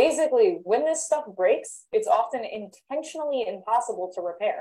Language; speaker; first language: English; native; English